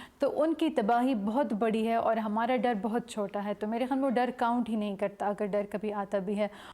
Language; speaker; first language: Urdu; non-native, local second language; Pashto